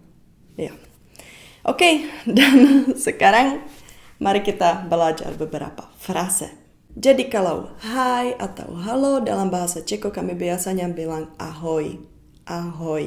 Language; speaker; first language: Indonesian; non-native, fluent; Czech